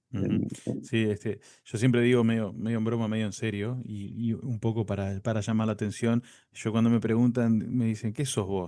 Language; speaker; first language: Spanish; native; Spanish